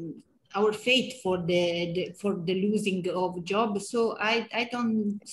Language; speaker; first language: English; non-native, learner; Italian